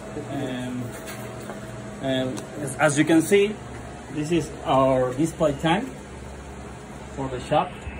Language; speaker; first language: English; non-native, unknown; Spanish